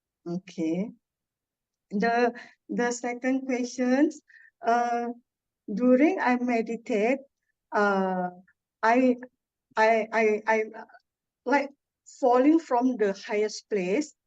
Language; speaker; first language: English; non-native, learner; Indonesian